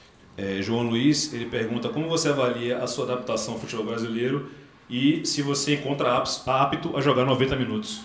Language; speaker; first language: Portuguese; native; Portuguese